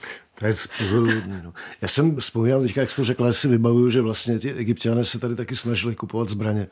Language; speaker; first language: Czech; native; Czech